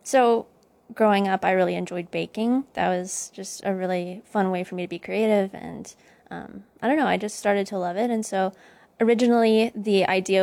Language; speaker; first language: English; native; English